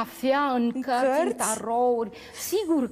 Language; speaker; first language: Romanian; native; Romanian